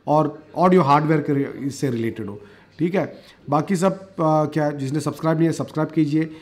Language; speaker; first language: Hindi; native; Hindi